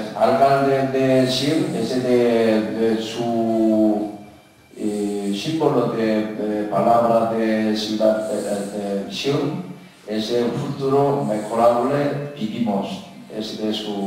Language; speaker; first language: Spanish; non-native, learner; Korean